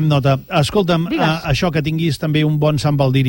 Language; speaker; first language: Catalan; native; Catalan